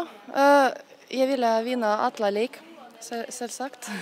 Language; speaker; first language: Icelandic; non-native, learner; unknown